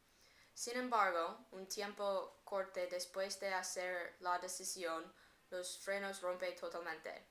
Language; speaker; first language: Spanish; non-native, learner; English